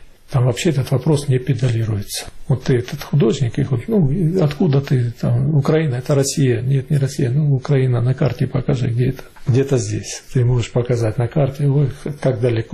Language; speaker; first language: Russian; native; Russian